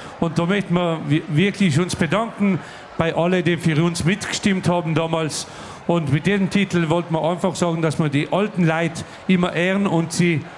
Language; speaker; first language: German; non-native, local second language; Ladin